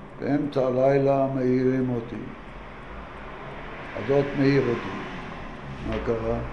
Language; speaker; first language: Hebrew; non-native, fluent; Yiddish